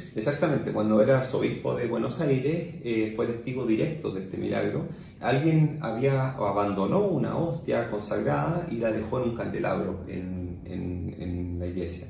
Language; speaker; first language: Spanish; native; Spanish